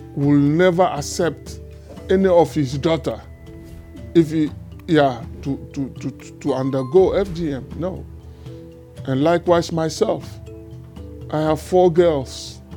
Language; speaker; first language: English; non-native, local second language; Ewe